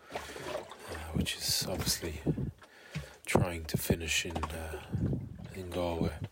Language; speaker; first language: English; native; English